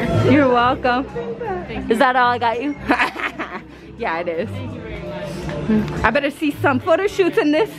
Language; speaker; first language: English; early bilingual, other home language; Spanish